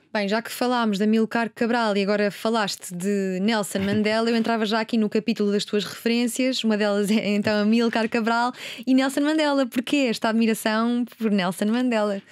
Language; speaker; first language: Portuguese; native; Portuguese